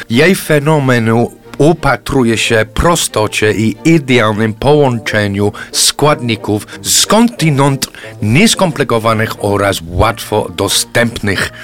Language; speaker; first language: Polish; non-native, fluent; English